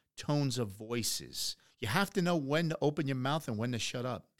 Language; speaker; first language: English; early bilingual, other home language; Spanish